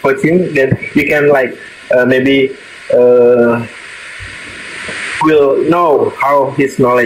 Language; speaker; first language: English; non-native, learner; Indonesian